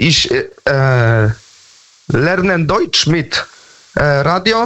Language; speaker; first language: German; non-native, learner; Polish